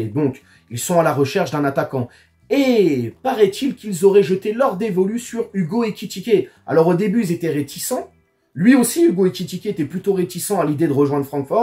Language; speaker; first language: French; native; French